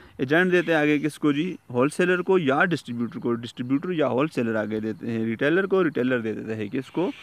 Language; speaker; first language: Urdu; native; Urdu